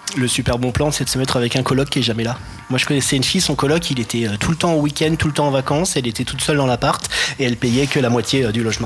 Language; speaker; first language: French; native; French